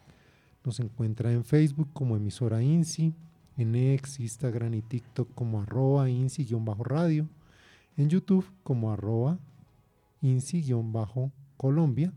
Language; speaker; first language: Spanish; native; Spanish